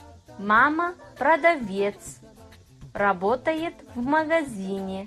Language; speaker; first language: Russian; non-native, fluent; Kazakh